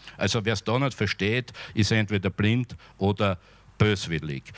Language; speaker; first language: German; native; German